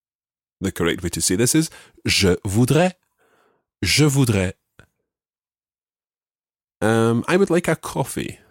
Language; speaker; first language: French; non-native, fluent; English